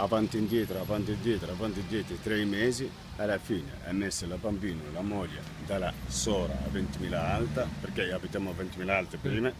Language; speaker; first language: Italian; non-native, learner; Arabic